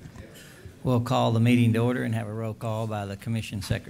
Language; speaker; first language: English; native; English